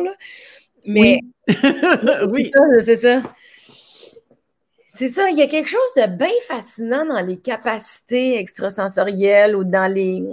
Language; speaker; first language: French; native; French